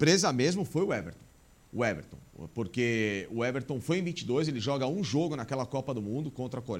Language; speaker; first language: Portuguese; native; Portuguese